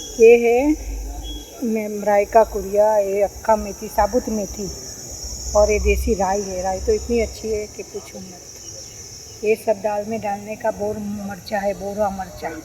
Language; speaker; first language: Hindi; non-native, local second language; Gujarati